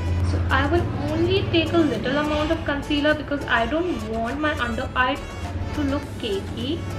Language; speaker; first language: English; non-native, local second language; Hindi